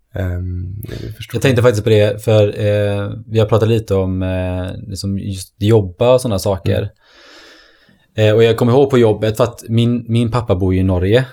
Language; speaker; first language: Swedish; early bilingual, other home language; Norwegian